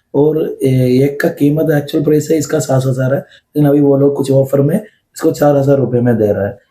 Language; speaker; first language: Hindi; non-native, local second language; Malayalam